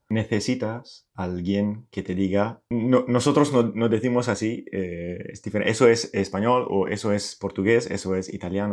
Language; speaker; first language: Spanish; non-native, fluent; Italian